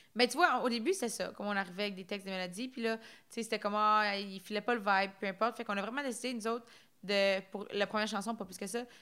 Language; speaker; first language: French; native; French